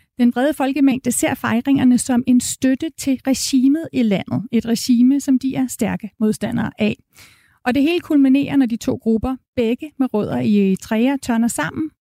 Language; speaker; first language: Danish; native; Danish